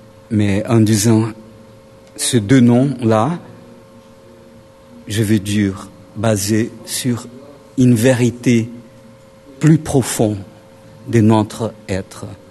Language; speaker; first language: French; non-native, fluent; Portuguese